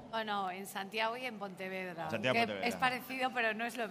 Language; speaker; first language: Spanish; native; Spanish